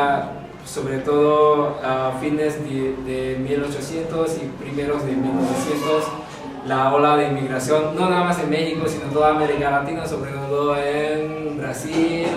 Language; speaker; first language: Spanish; non-native, fluent; Javanese